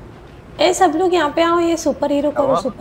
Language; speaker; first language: Hindi; native; Hindi